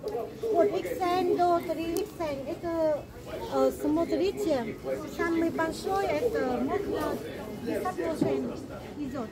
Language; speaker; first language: Russian; non-native, learner; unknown